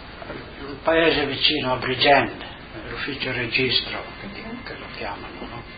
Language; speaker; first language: Italian; non-native, local second language; Slovenian